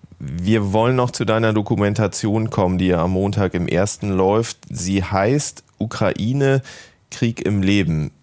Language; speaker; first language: German; native; German